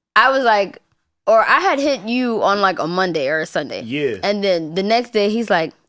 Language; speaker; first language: English; native; English